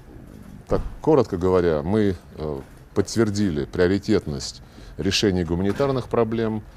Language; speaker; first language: Russian; native; Russian